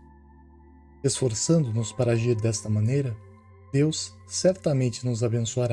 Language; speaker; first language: Portuguese; native; Portuguese